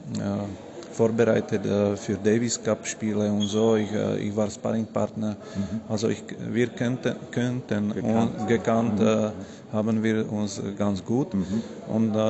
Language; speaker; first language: German; non-native, fluent; Slovak